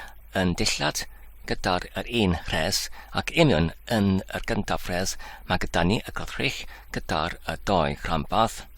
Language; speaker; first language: Welsh; non-native, learner; Polish